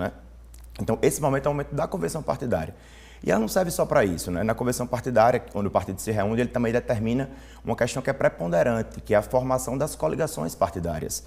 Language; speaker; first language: Portuguese; native; Portuguese